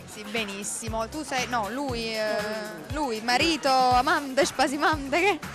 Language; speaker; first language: Italian; native; Italian